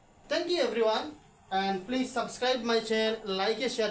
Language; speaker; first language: English; non-native, local second language; Bangla